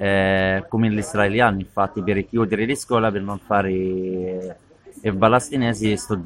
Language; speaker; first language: Italian; non-native, learner; Arabic